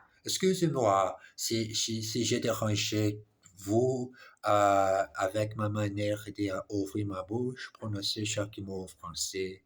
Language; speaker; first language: French; non-native, learner; English